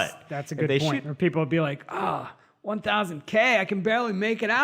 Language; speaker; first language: English; native; English